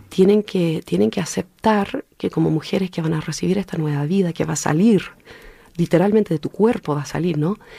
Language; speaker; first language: Spanish; early bilingual, heritage; Spanish